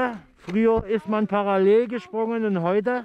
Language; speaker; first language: German; native; German